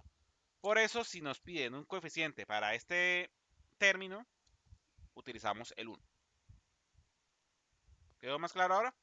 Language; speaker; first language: Spanish; native; Spanish